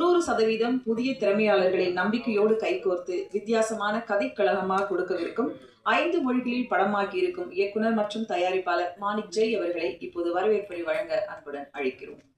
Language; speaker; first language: Tamil; native; Tamil